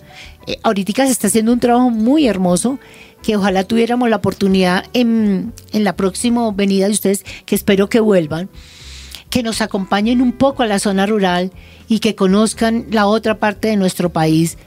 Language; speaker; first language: Spanish; native; Spanish